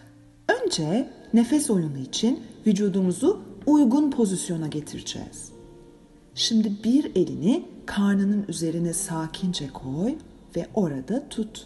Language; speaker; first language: Turkish; native; Turkish